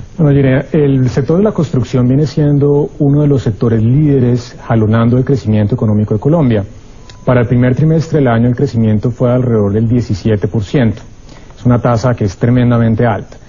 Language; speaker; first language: Spanish; native; Spanish